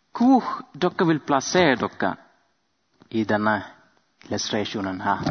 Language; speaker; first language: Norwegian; non-native, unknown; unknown